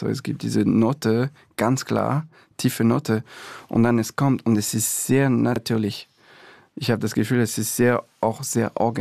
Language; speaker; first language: German; non-native, learner; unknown